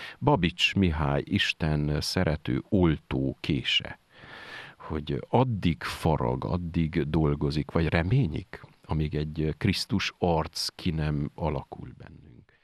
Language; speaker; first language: Hungarian; native; Hungarian